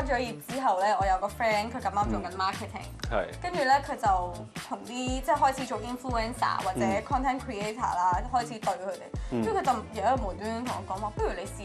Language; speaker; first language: Cantonese; early bilingual, other home language; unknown